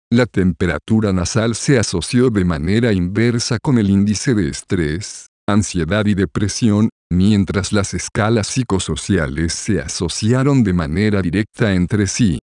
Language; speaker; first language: Spanish; native; Spanish